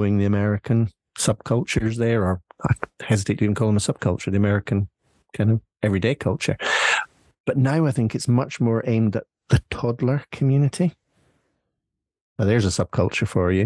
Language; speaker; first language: English; native; English